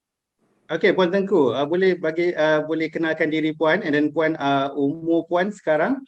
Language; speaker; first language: Malay; native; Malay